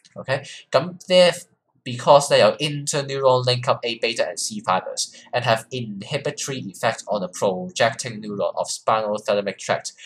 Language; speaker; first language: English; non-native, local second language; Cantonese